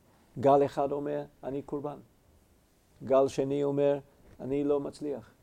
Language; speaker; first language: Hebrew; non-native, fluent; English